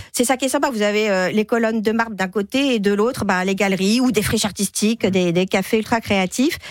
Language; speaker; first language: French; native; French